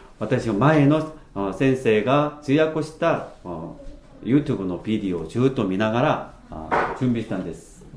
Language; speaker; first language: Japanese; non-native, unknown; Korean